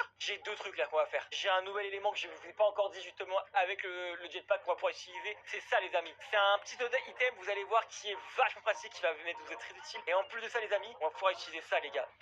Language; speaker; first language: French; native; French